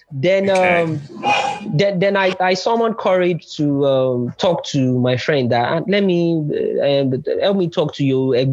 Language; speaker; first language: English; non-native, local second language; Yoruba